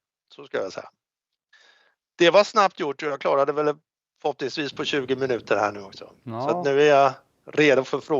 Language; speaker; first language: Swedish; native; Swedish